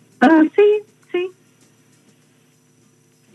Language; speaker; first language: Spanish; non-native, learner; Russian